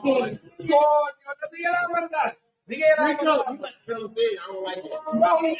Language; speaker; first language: Spanish; non-native, learner; English